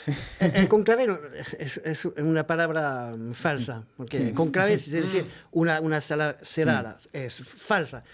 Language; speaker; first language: Spanish; non-native, fluent; French